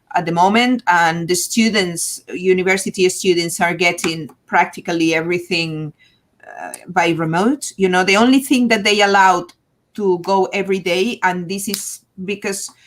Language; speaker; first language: English; non-native, fluent; Catalan